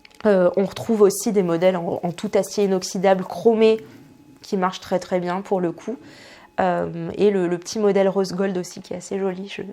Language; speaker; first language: French; native; French